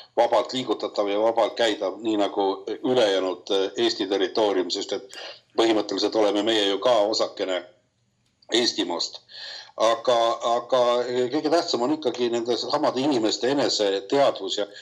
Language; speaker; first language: Estonian; native; Estonian